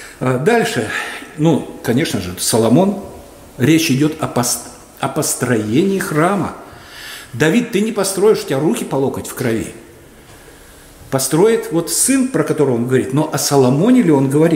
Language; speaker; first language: Russian; native; Russian